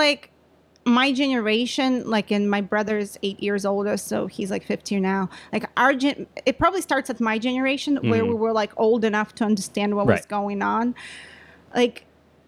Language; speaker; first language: English; non-native, fluent; Russian